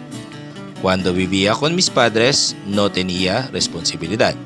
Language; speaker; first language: Spanish; non-native, fluent; Filipino